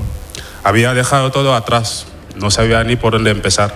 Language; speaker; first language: Spanish; non-native, fluent; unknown